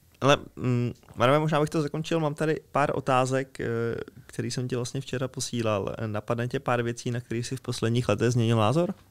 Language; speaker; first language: Czech; native; Czech